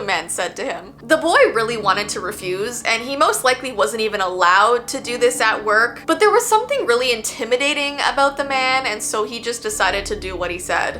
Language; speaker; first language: English; native; English